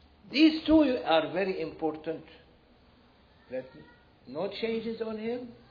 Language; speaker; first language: English; non-native, fluent; Arabic